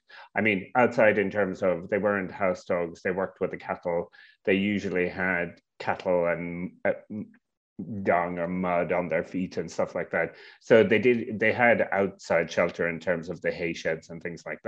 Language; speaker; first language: English; native; English